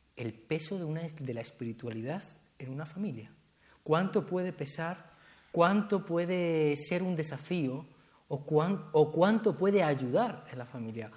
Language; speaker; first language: Spanish; native; Spanish